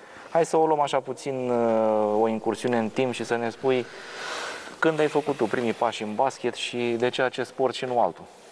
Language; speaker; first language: Romanian; native; Romanian